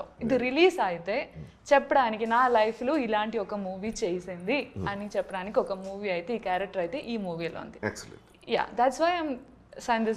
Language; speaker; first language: Telugu; non-native, learner; Malayalam